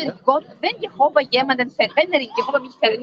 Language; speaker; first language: German; non-native, fluent; Greek